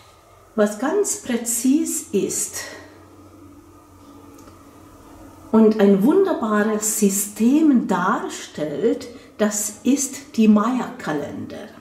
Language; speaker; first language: German; non-native, fluent; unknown